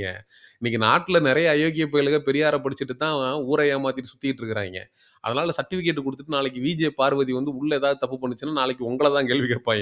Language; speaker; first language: Tamil; native; Tamil